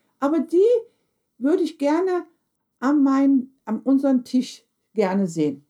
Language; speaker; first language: German; early bilingual, other home language; Turkish